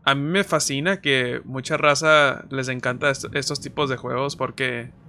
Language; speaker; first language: Spanish; early bilingual, heritage; Spanish